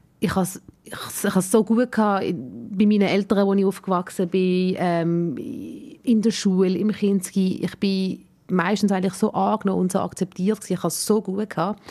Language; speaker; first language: German; early bilingual, other home language; Malayalam